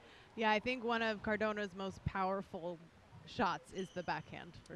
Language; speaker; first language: English; native; English